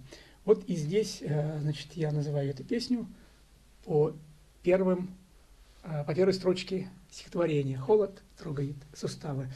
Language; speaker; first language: Russian; native; Russian